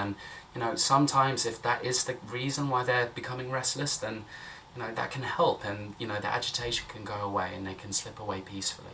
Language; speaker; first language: English; native; English